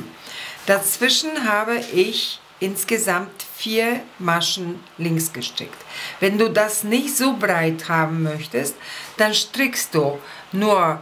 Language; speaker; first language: German; non-native, fluent; Polish